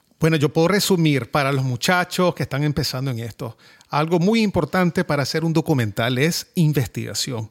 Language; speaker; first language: Spanish; native; Spanish